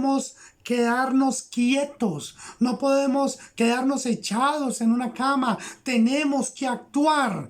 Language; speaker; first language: Spanish; native; Spanish